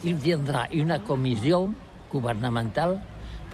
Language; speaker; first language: French; non-native, learner; Catalan